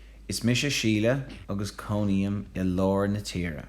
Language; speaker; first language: Irish; non-native, local second language; English